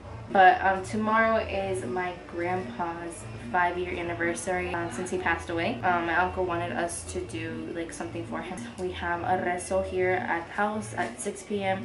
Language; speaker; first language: English; early bilingual, other home language; Spanish